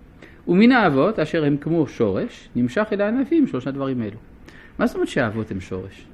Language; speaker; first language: Hebrew; non-native, fluent; French